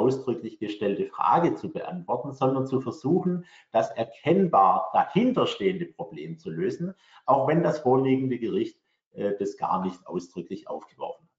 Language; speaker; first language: German; native; German